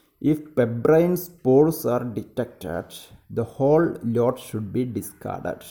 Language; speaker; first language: English; non-native, local second language; Malayalam